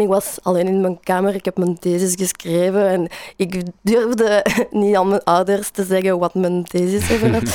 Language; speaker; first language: Dutch; non-native, learner; French